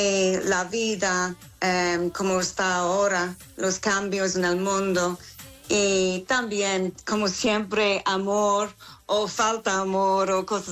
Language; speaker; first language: Spanish; non-native, fluent; English